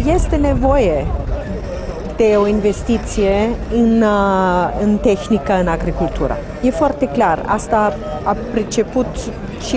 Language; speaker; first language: Romanian; non-native, fluent; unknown